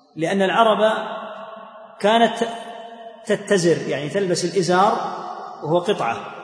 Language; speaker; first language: Arabic; native; Arabic